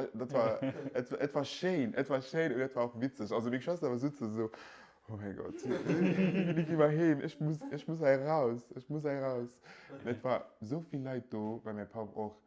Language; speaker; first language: Luxembourgish; early bilingual, other home language; Yoruba